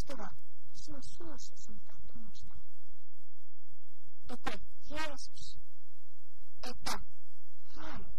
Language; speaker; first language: Finnish; early bilingual, heritage; Finnish